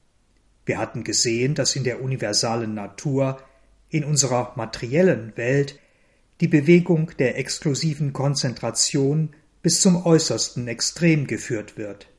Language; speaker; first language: German; native; German